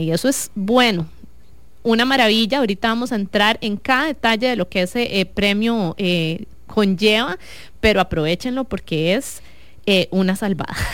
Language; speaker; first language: Spanish; native; Spanish